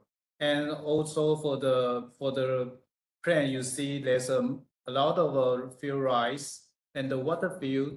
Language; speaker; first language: English; non-native, fluent; Chinese